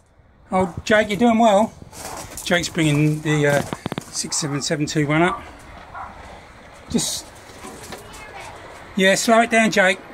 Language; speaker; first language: English; native; English